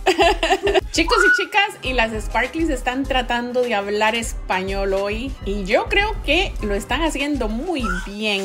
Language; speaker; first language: Spanish; native; Spanish